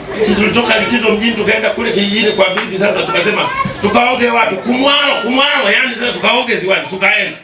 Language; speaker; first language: Swahili; native; Swahili